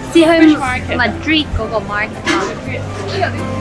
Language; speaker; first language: Chinese; native; Chinese